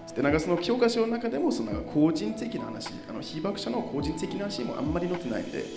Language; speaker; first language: Japanese; non-native, fluent; German